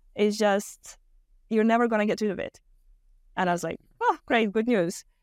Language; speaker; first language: English; non-native, fluent; Romanian